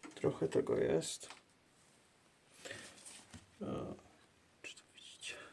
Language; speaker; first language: Polish; native; Polish